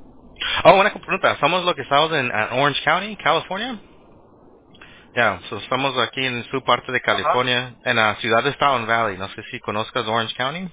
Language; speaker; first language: Spanish; early bilingual, heritage; Spanish